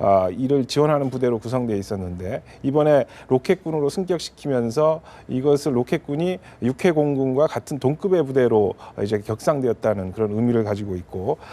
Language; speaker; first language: Korean; native; Korean